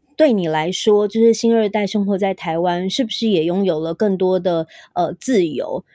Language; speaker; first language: Chinese; native; Chinese